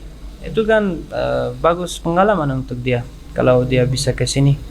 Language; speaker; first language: Indonesian; non-native, learner; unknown